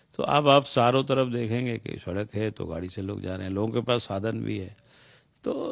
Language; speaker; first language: Hindi; non-native, local second language; Santali